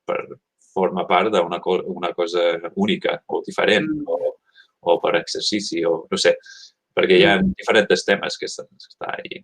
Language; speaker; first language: Catalan; non-native, learner; English